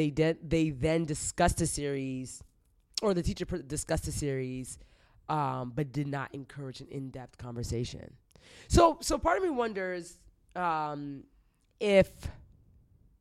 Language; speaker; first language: English; native; English